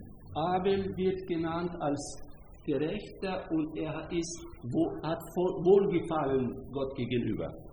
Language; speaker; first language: German; non-native, fluent; Hungarian